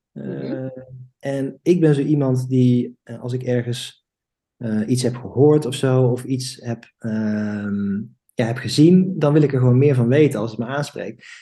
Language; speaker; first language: Dutch; native; Dutch